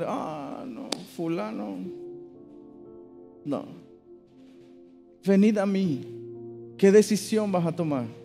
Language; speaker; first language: Spanish; native; Spanish